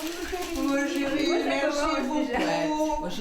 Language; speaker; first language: French; non-native, fluent; German